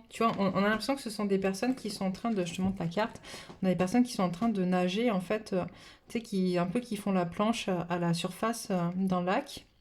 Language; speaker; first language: French; native; French